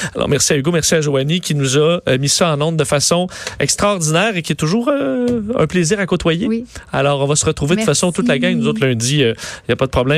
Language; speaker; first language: French; native; French